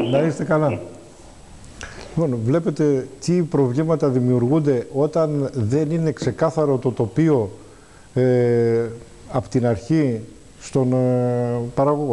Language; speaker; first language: Greek; native; Greek